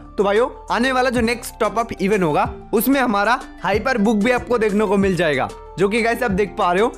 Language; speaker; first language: Hindi; non-native, local second language; Bangla